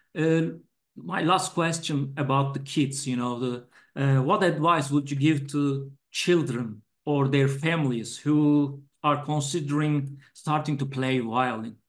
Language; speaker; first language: English; non-native, fluent; Turkish